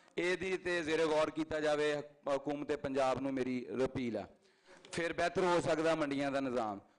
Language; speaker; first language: Punjabi; native; Punjabi